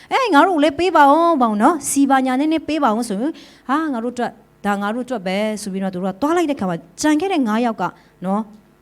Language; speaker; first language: Burmese; non-native, local second language; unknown